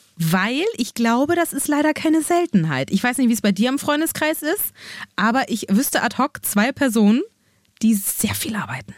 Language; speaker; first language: German; native; German